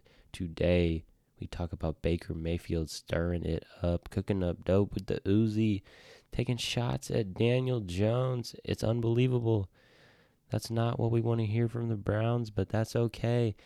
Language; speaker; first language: English; native; English